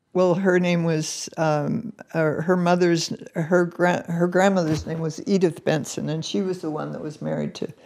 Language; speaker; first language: English; native; English